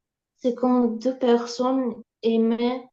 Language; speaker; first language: French; non-native, learner; Ukrainian